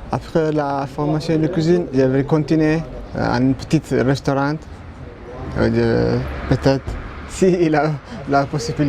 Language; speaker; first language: French; non-native, learner; Tigrinya